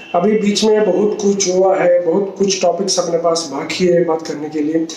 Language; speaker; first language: Hindi; non-native, local second language; Telugu